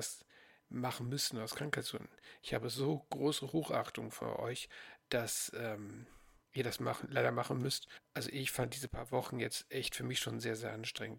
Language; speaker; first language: German; native; German